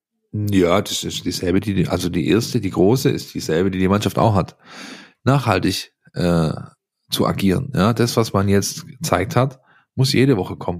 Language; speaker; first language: German; native; German